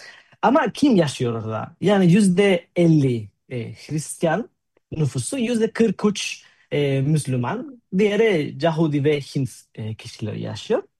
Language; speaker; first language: Turkish; non-native, fluent; Spanish